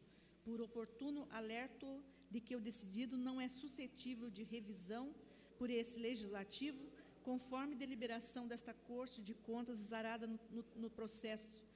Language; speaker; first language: Portuguese; native; Portuguese